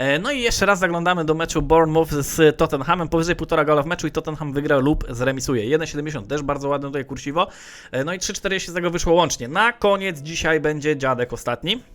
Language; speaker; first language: Polish; native; Polish